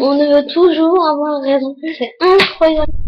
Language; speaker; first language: French; native; French